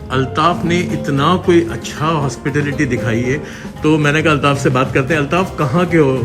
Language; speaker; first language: Hindi; native; Hindi